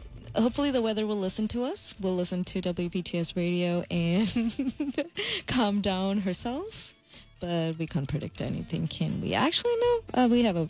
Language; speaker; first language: English; non-native, local second language; Malayalam